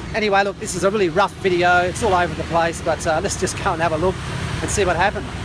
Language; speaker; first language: English; native; English